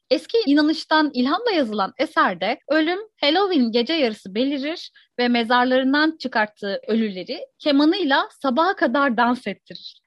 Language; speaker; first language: Turkish; native; Turkish